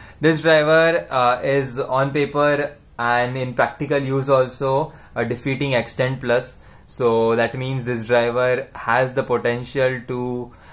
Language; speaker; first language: English; non-native, local second language; Hindi